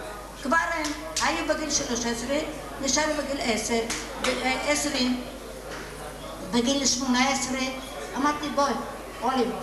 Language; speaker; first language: Hebrew; non-native, learner; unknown